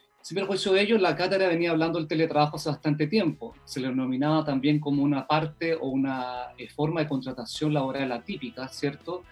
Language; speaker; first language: Spanish; native; Spanish